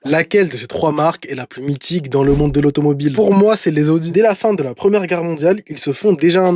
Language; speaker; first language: French; native; French